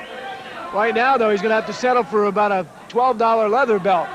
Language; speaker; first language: English; native; English